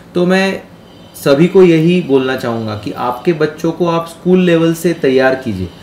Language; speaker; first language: Hindi; non-native, local second language; Marathi